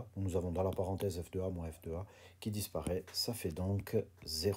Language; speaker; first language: French; native; French